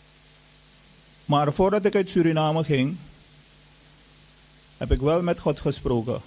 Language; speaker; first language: Dutch; non-native, fluent; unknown